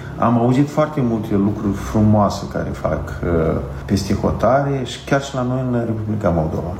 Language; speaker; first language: Romanian; native; Romanian